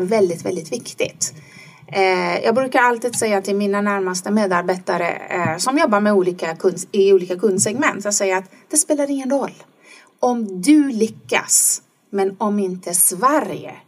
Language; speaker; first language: Swedish; non-native, fluent; Persian